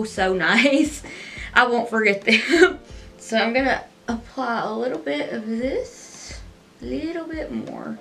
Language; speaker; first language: English; native; English